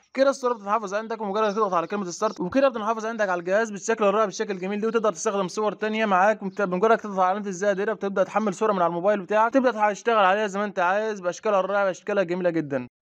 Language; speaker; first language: Arabic; native; Arabic